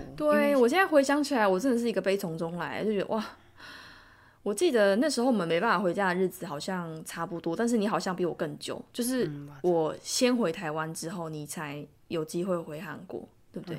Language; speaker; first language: Chinese; native; Chinese